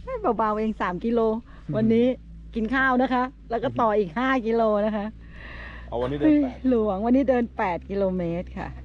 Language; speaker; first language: Thai; native; Thai